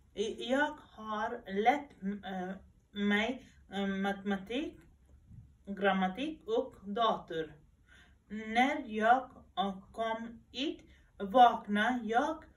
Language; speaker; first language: Swedish; non-native, learner; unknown